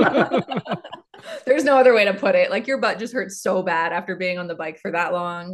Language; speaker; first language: English; native; English